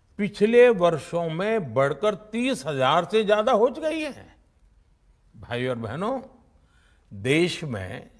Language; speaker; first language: Hindi; non-native, local second language; Gujarati